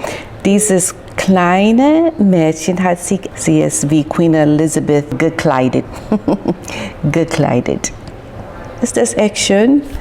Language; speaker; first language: German; non-native, learner; English